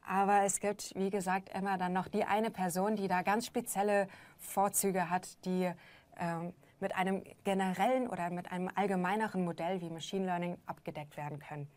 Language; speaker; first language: German; native; German